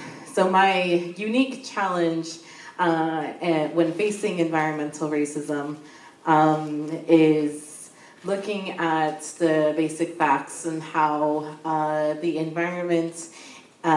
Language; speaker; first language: English; native; English